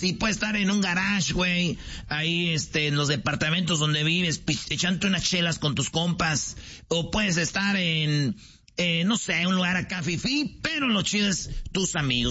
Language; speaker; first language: Spanish; native; Spanish